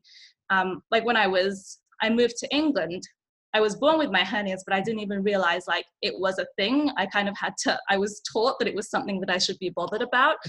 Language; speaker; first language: English; early bilingual, other home language; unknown